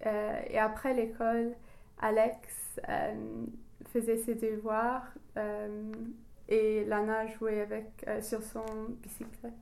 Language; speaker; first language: French; non-native, learner; English